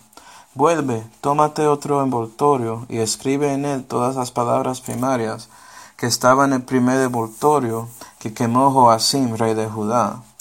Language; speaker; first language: Spanish; non-native, fluent; English